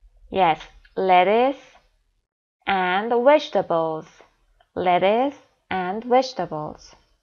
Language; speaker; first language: English; non-native, fluent; Persian